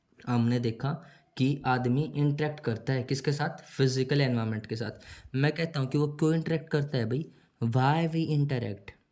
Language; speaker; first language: Hindi; native; Hindi